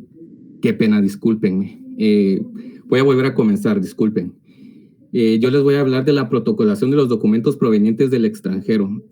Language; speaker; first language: Spanish; native; Spanish